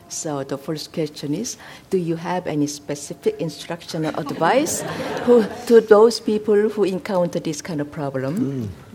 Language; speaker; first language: English; non-native, fluent; Korean